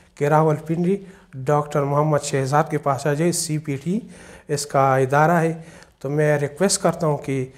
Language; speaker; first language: Urdu; non-native, local second language; Pashto